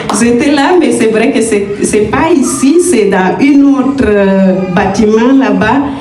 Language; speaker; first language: French; non-native, fluent; Spanish